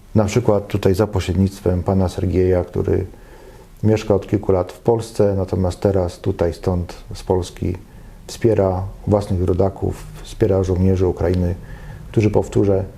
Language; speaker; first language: Polish; native; Polish